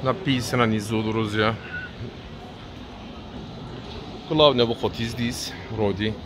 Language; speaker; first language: Russian; non-native, learner; Turkish